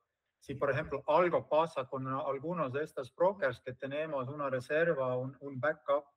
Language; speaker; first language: Spanish; non-native, fluent; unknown